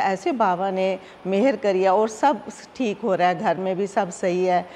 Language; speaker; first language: Hindi; native; Hindi